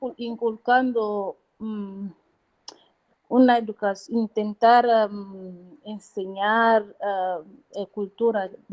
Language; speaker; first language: Spanish; non-native, fluent; Portuguese